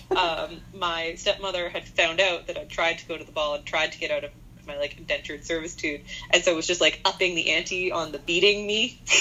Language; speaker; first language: English; native; English